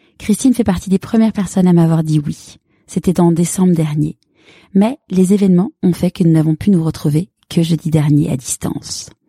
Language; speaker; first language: French; native; French